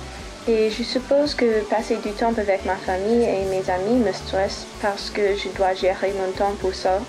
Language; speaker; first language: French; non-native, fluent; English